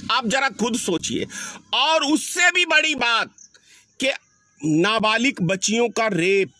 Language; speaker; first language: Hindi; native; Hindi